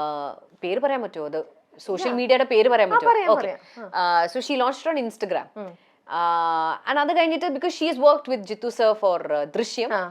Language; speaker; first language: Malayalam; early bilingual, heritage; Malayalam